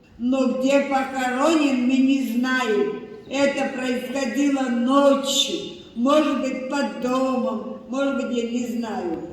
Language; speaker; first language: Russian; non-native, local second language; Abkhazian